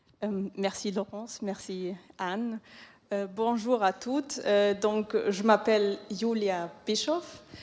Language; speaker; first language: French; non-native, fluent; German